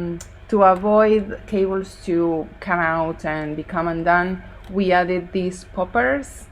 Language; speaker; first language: English; non-native, fluent; Spanish